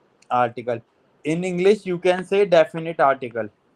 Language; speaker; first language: English; non-native, local second language; Hindi